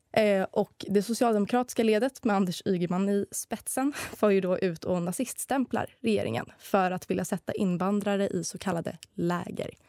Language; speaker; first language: Swedish; native; Swedish